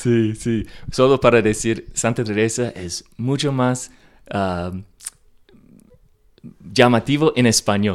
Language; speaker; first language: Spanish; non-native, learner; English